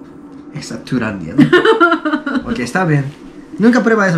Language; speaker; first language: Spanish; non-native, learner; Japanese